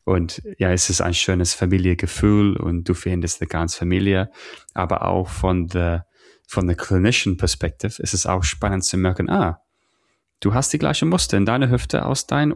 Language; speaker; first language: German; non-native, learner; English